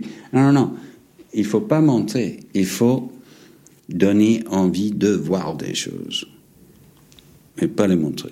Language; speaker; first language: French; non-native, fluent; English